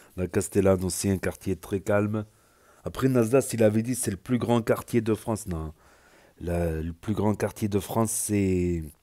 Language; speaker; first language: French; native; French